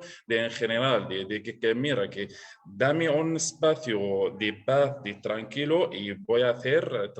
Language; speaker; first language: Spanish; non-native, learner; Arabic